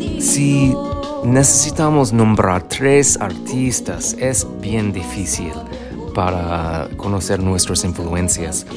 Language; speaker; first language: Spanish; non-native, fluent; English